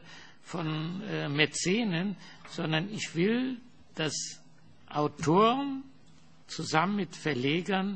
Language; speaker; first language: German; non-native, fluent; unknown